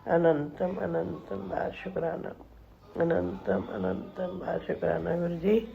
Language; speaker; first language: Hindi; non-native, local second language; Punjabi